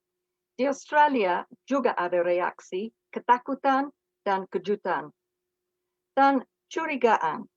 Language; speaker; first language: Indonesian; non-native, fluent; English